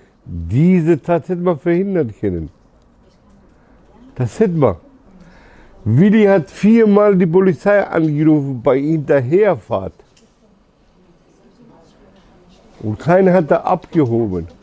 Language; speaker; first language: German; early bilingual, other home language; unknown